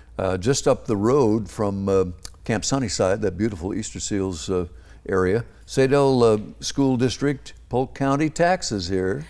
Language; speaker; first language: English; native; English